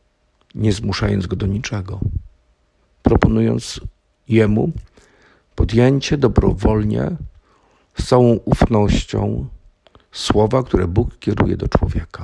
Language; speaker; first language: Polish; native; Polish